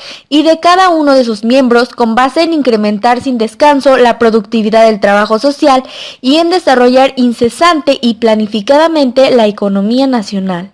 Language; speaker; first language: Spanish; native; Spanish